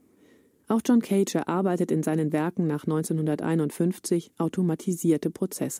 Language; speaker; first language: German; native; German